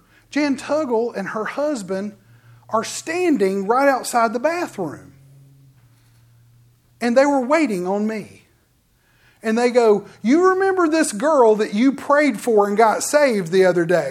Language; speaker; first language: English; native; English